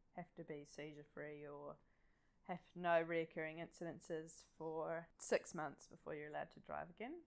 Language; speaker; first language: English; native; English